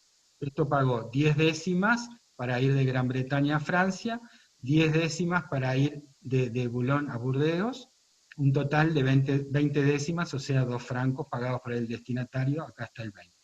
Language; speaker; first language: Spanish; native; Spanish